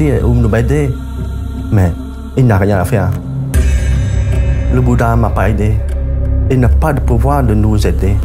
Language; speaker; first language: French; non-native, learner; Khmer